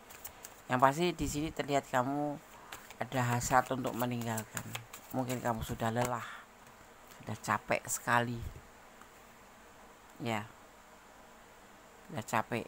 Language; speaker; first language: Indonesian; native; Indonesian